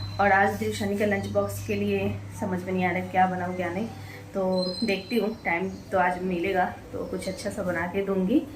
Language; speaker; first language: Hindi; native; Hindi